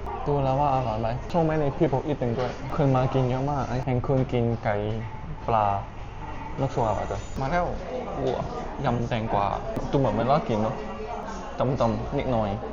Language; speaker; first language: Thai; non-native, learner; Cantonese